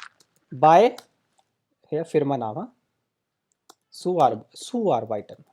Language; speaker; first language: German; non-native, fluent; Hindi